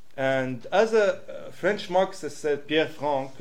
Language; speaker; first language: English; non-native, fluent; French